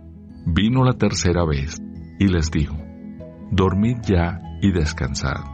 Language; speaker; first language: Spanish; native; Spanish